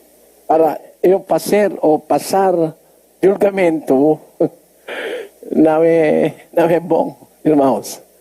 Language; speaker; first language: Portuguese; non-native, learner; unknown